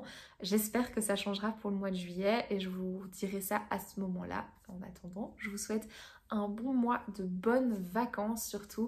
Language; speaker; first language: French; native; French